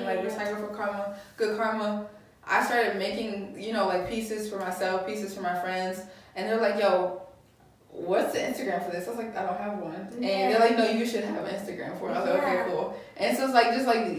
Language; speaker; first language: English; native; English